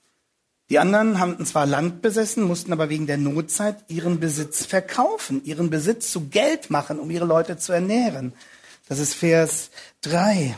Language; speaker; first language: German; native; German